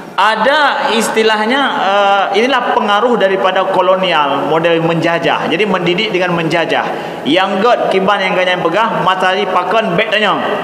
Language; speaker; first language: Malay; non-native, local second language; Achinese